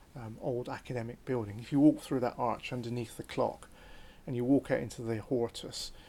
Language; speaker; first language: English; native; English